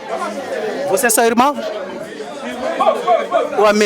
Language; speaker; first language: Portuguese; non-native, fluent; Lingala